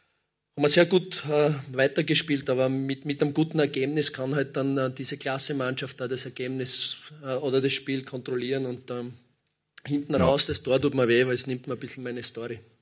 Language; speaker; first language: German; native; German